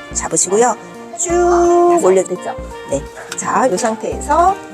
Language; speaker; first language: Korean; native; Korean